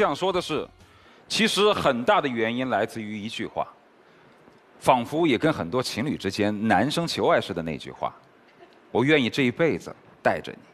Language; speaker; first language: Chinese; native; Chinese